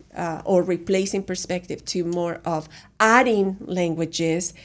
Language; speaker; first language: English; non-native, fluent; Spanish